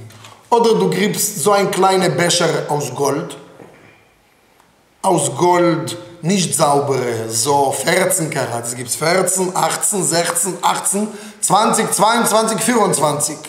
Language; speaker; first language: German; non-native, fluent; Hebrew